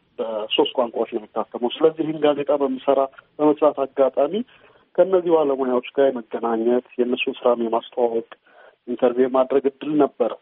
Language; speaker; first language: Amharic; native; Amharic